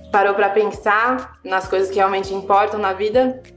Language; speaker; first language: Portuguese; early bilingual, other home language; German